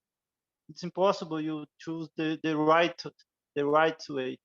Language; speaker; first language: English; non-native, learner; Portuguese